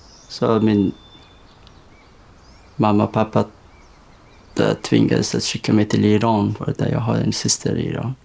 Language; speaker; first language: Swedish; non-native, learner; Persian